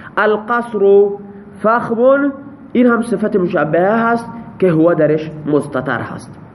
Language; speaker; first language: Persian; non-native, local second language; Baluchi